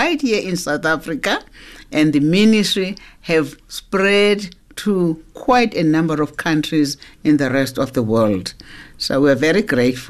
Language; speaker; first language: English; non-native, local second language; Zulu